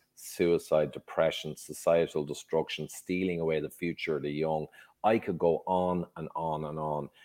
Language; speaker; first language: English; native; English